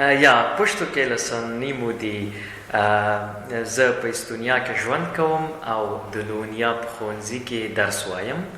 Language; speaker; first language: Estonian; non-native, learner; Pashto